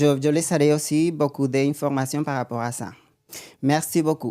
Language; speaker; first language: French; non-native, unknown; Spanish